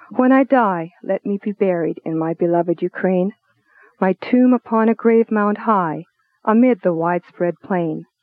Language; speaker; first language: English; native; English